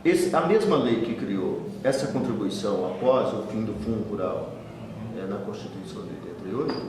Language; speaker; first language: Portuguese; native; Portuguese